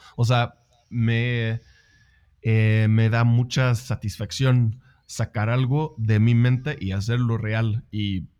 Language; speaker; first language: Spanish; non-native, fluent; Swedish